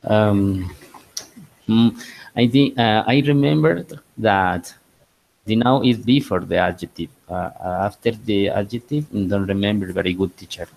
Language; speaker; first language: English; non-native, learner; Spanish